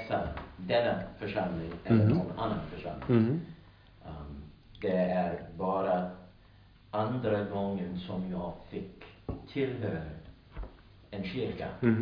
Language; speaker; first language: Swedish; non-native, learner; English